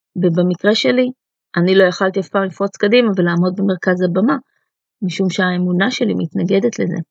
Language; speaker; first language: Hebrew; early bilingual, other home language; Russian